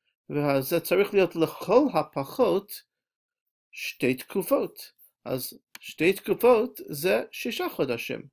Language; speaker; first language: Hebrew; non-native, fluent; English